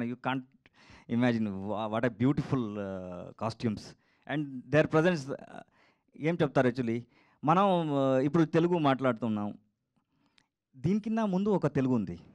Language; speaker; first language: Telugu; non-native, learner; Kannada